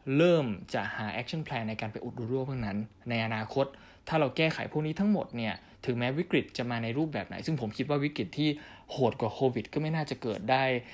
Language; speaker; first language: Thai; native; Thai